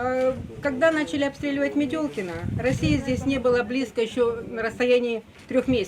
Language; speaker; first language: Russian; native; Russian